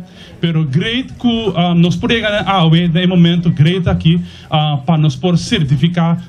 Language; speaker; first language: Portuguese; non-native, learner; Papiamento